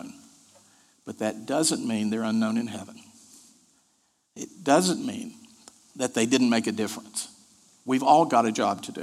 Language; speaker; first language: English; native; English